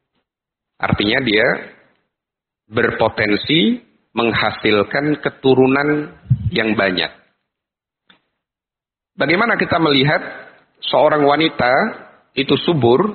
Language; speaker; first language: Indonesian; native; Indonesian